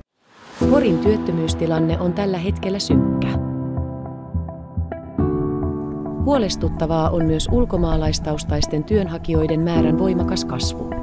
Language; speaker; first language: Finnish; native; Finnish